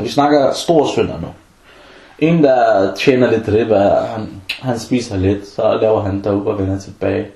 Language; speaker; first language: Danish; non-native, fluent; Arabic